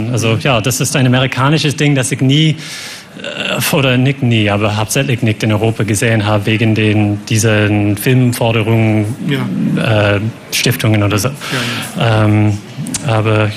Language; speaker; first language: German; non-native, fluent; English